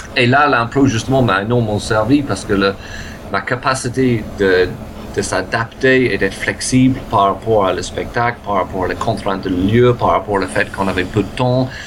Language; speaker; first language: French; non-native, fluent; English